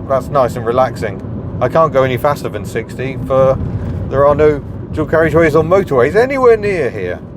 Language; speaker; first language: English; native; English